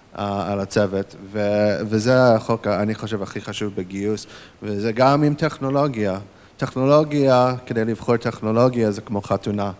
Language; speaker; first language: Hebrew; non-native, fluent; English